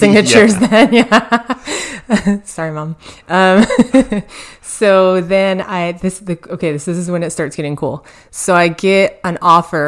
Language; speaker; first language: English; native; English